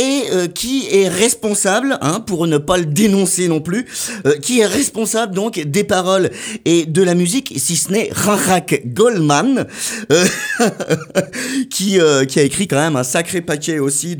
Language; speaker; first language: French; native; French